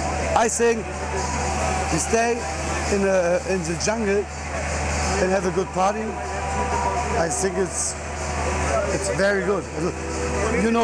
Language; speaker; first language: English; non-native, learner; German